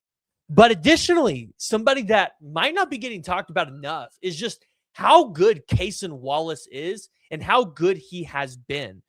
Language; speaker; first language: English; native; English